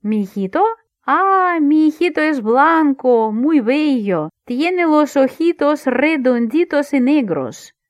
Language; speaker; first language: Spanish; non-native, fluent; Russian